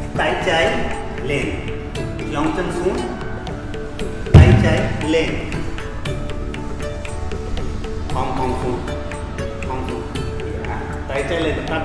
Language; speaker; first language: Vietnamese; non-native, learner; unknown